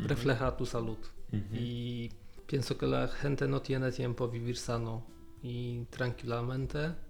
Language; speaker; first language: Spanish; non-native, learner; Polish